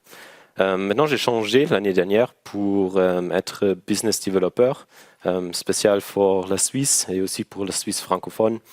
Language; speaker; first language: French; non-native, learner; German